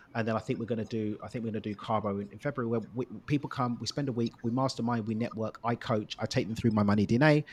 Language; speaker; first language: English; native; English